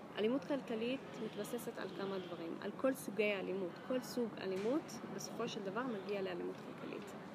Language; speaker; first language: Hebrew; non-native, local second language; Arabic